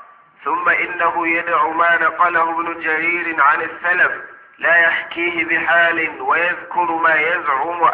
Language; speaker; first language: Arabic; non-native, fluent; Hausa